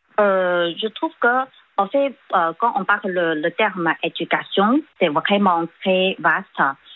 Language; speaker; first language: French; non-native, fluent; Chinese